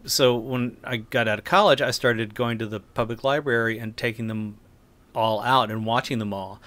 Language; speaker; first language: English; native; English